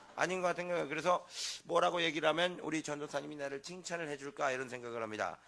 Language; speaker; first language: Korean; native; Korean